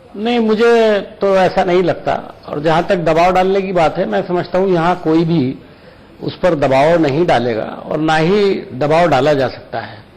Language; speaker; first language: Hindi; native; Hindi